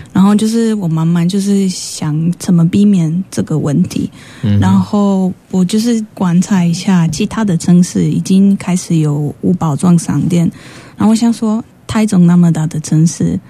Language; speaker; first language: Chinese; non-native, fluent; Polish